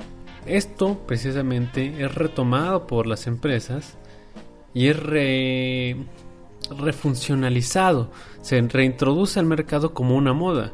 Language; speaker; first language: Spanish; native; Spanish